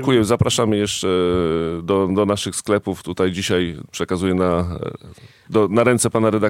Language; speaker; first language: Polish; native; Polish